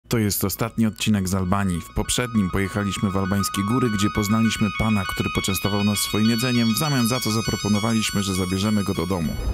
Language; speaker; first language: Polish; native; Polish